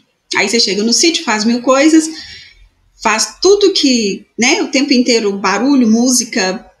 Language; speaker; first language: Portuguese; native; Portuguese